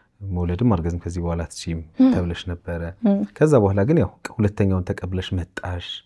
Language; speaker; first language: Amharic; native; Amharic